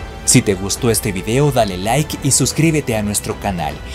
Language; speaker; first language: Spanish; native; Spanish